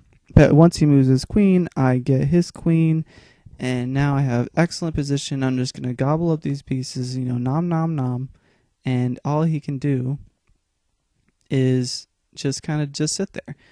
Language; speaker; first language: English; native; English